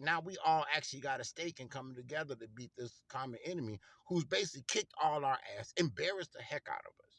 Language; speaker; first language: English; native; English